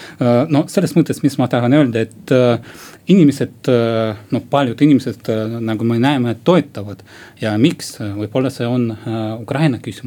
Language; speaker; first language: Estonian; non-native, local second language; Russian